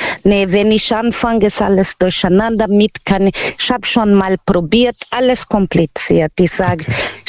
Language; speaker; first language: German; non-native, learner; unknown